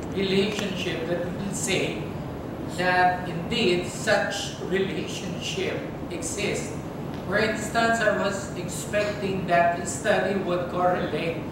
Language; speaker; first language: English; non-native, fluent; Vietnamese